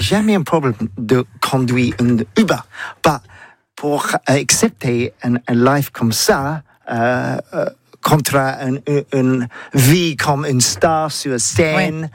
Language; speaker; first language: French; non-native, learner; English